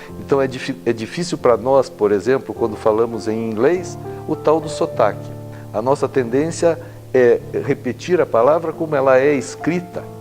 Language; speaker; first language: Portuguese; native; Portuguese